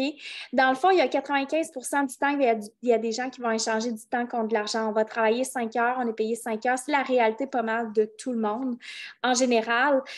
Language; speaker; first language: French; native; French